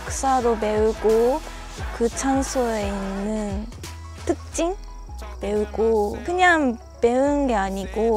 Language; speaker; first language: Korean; non-native, fluent; Japanese